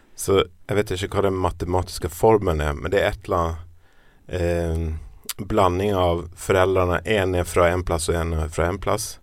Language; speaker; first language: Norwegian; native; Norwegian